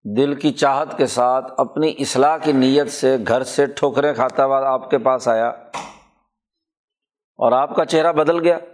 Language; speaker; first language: Urdu; non-native, local second language; Punjabi